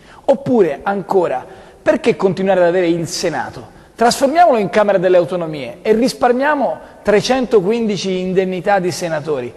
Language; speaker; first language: Italian; native; Italian